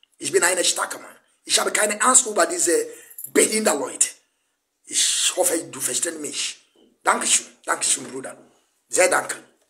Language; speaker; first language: German; non-native, learner; Igbo